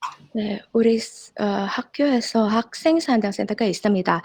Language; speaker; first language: Korean; non-native, fluent; Indonesian